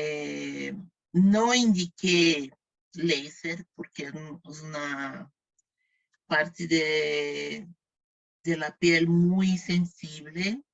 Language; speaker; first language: Spanish; non-native, fluent; Portuguese